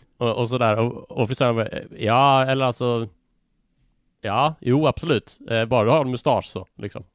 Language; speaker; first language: Swedish; native; Swedish